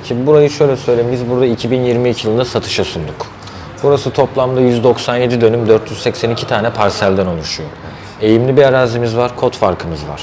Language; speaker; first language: Turkish; native; Turkish